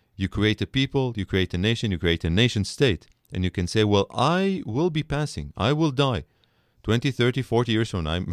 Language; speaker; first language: English; non-native, fluent; Hebrew